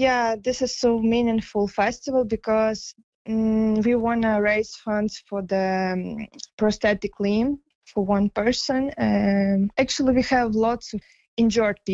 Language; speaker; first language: English; non-native, fluent; Ukrainian